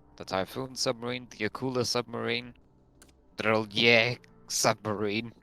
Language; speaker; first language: English; non-native, fluent; Latvian